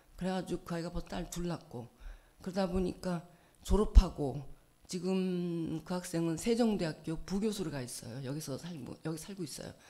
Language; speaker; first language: Korean; native; Korean